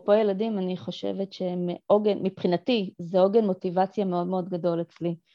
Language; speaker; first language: Hebrew; early bilingual, other home language; Russian